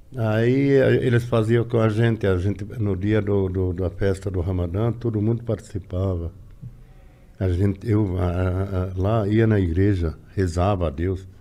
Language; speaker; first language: Portuguese; non-native, fluent; Arabic